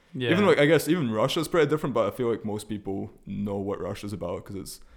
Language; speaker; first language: English; early bilingual, other home language; Russian